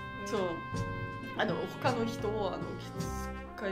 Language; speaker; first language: Japanese; non-native, learner; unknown